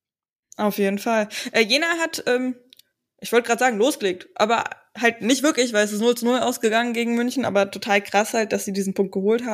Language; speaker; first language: German; native; German